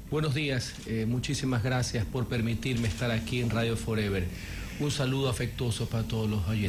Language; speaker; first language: Spanish; native; Spanish